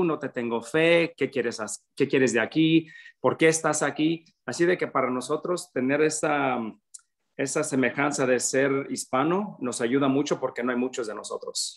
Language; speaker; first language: Spanish; early bilingual, other home language; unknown